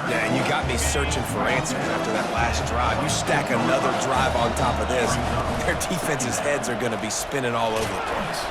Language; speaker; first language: English; native; English